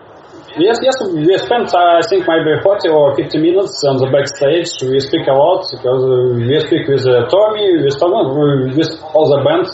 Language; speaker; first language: English; non-native, learner; Russian